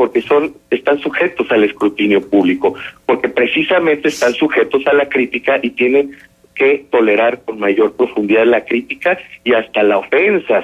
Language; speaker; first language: Spanish; native; Spanish